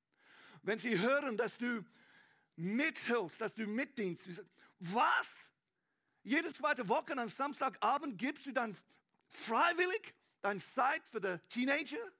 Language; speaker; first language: German; non-native, learner; English